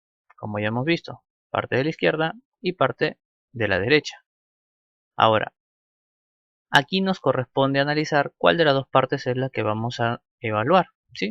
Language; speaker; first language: Spanish; native; Spanish